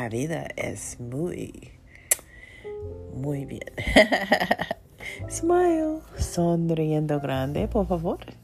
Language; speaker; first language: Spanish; non-native, learner; English